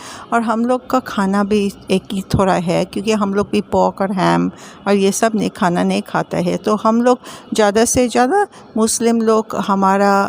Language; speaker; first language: Hindi; non-native, local second language; English